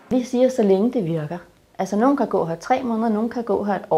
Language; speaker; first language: Danish; native; Danish